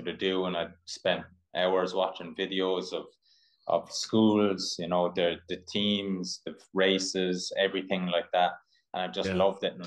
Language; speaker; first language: English; native; English